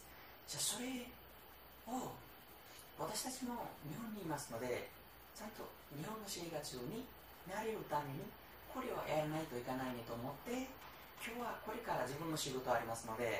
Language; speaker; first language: Japanese; non-native, learner; Nepali